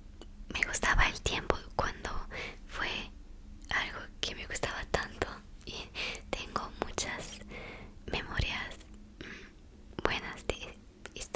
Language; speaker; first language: Spanish; non-native, fluent; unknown